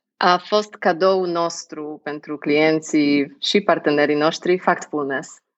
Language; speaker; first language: Romanian; non-native, fluent; Polish